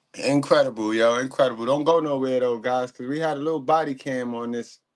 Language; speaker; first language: English; native; English